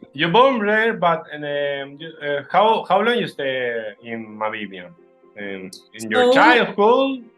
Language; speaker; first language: English; non-native, learner; Spanish